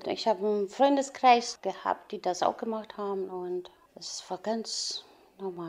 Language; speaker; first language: German; non-native, fluent; Romanian